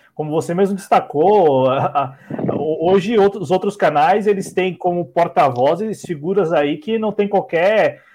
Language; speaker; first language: Portuguese; native; Portuguese